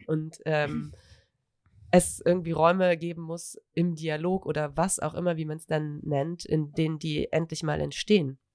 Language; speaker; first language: German; native; German